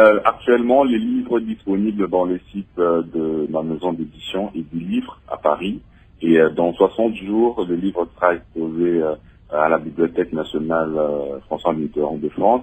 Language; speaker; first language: French; non-native, local second language; Lingala